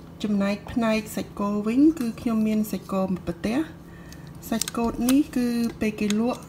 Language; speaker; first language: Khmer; early bilingual, heritage; Khmer